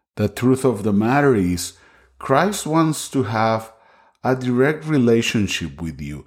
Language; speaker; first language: English; non-native, fluent; Spanish